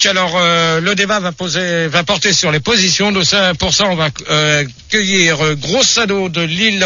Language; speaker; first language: French; native; French